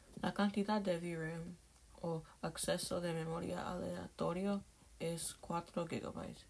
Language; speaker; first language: Spanish; non-native, learner; English